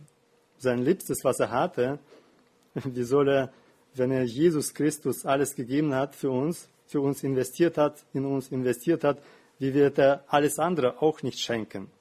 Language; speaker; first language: German; non-native, fluent; Russian